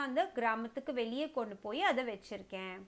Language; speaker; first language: Tamil; native; Tamil